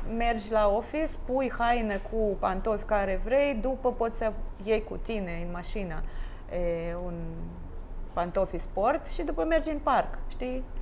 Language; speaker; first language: Romanian; non-native, learner; Russian